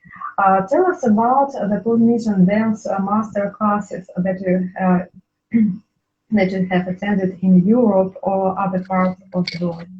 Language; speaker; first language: English; non-native, learner; Russian